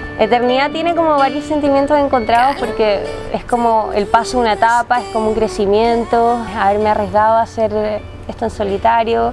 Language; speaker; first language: Spanish; native; Spanish